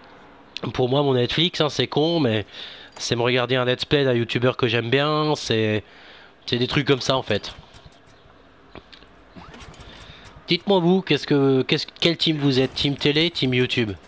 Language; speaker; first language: French; native; French